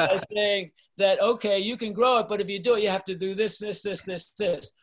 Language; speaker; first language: English; native; English